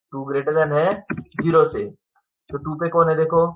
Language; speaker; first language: Hindi; non-native, local second language; Marathi